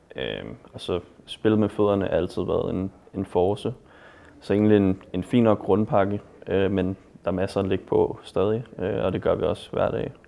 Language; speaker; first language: Danish; native; Danish